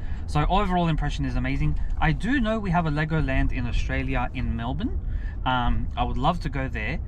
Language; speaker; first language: English; native; English